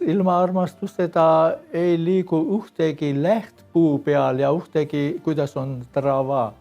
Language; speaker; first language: Estonian; non-native, learner; Armenian